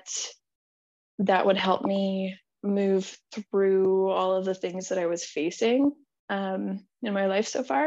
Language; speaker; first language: English; native; English